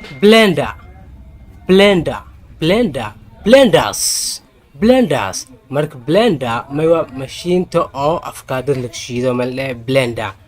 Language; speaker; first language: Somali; native; Somali